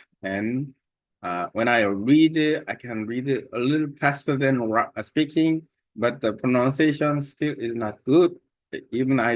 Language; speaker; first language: English; non-native, learner; Korean